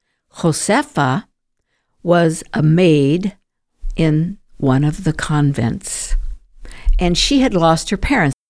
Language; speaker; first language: English; native; English